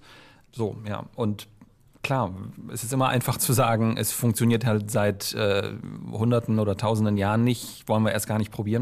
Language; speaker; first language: German; native; German